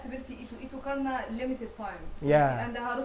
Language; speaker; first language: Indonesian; non-native, learner; Arabic